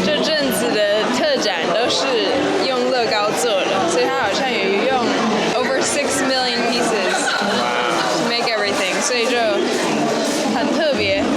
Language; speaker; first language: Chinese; early bilingual, heritage; Chinese